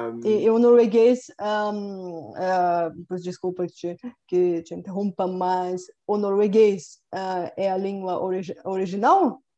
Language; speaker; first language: Portuguese; non-native, fluent; Bulgarian